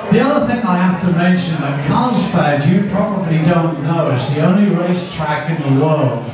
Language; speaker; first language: English; native; English